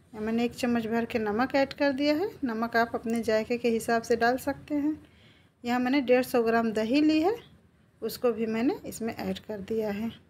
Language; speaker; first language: Hindi; native; Hindi